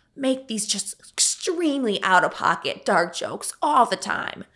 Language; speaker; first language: English; native; English